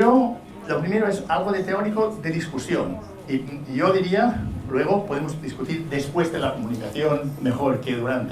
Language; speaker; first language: Spanish; non-native, fluent; Italian